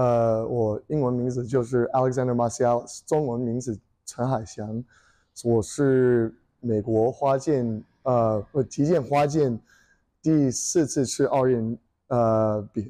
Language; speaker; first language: Chinese; early bilingual, heritage; English